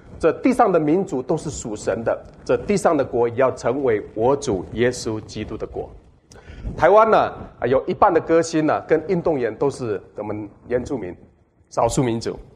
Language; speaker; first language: Chinese; non-native, local second language; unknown